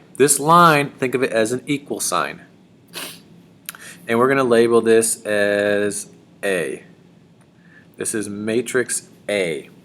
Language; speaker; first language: English; native; English